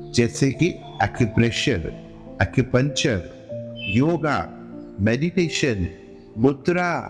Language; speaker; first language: Hindi; non-native, local second language; Gujarati